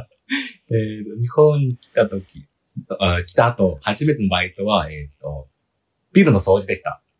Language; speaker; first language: Japanese; non-native, fluent; Chinese